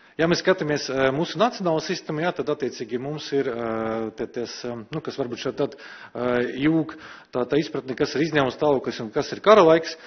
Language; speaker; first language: Latvian; non-native, local second language; Russian